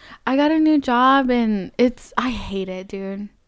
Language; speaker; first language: English; early bilingual, other home language; Spanish